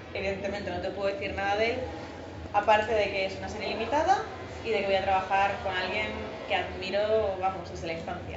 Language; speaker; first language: Spanish; native; Spanish